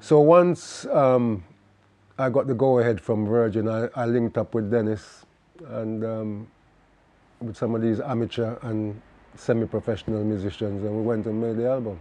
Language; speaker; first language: English; non-native, local second language; Jamaican Creole English